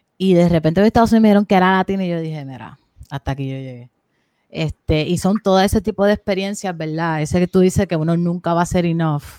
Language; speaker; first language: Spanish; native; Spanish